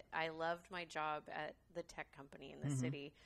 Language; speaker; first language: English; native; English